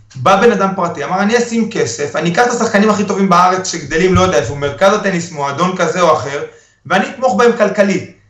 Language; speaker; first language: Hebrew; early bilingual, other home language; Spanish